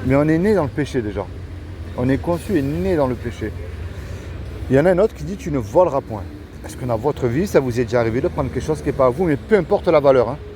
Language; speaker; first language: French; native; French